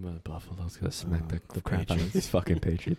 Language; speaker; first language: English; native; English